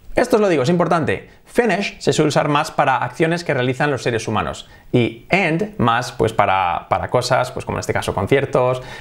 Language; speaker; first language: Spanish; native; Spanish